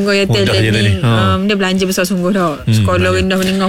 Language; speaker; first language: Malay; native; Malay